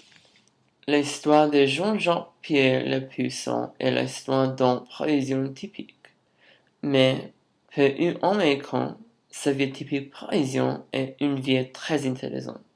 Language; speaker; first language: French; non-native, learner; English